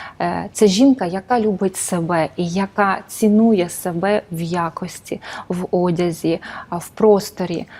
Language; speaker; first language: Ukrainian; native; Ukrainian